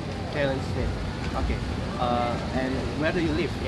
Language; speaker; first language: English; non-native, learner; Indonesian